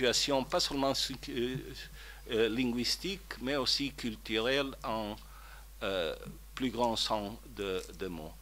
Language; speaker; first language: French; non-native, fluent; Croatian